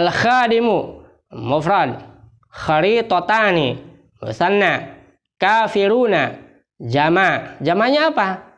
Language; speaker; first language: Arabic; non-native, fluent; Indonesian